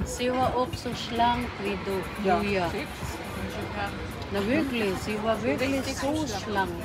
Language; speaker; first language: German; non-native, learner; Cebuano